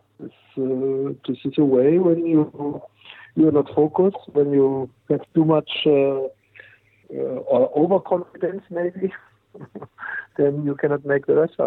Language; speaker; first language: English; non-native, fluent; German